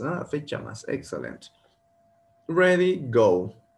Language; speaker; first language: Spanish; native; Spanish